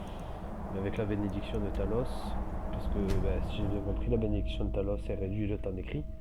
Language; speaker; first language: French; native; French